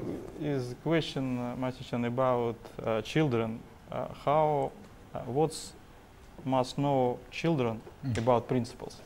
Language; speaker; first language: English; non-native, learner; Russian